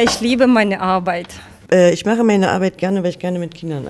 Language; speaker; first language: German; non-native, learner; Ukrainian